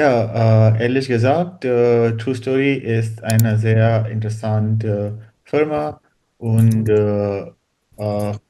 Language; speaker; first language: German; non-native, learner; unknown